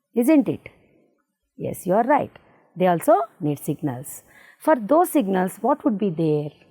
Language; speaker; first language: English; non-native, local second language; Kannada